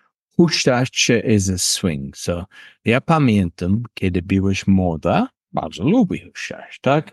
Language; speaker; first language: Polish; non-native, learner; English